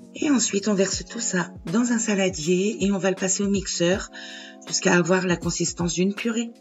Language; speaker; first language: French; native; French